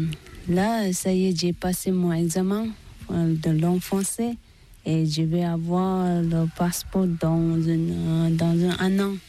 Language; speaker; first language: French; non-native, learner; Tibetan